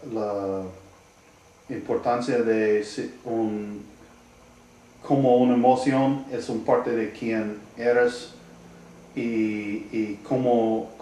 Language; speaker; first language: Spanish; non-native, learner; English